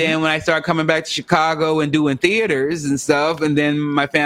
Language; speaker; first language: English; native; English